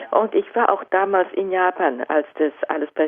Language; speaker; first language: German; non-native, fluent; Japanese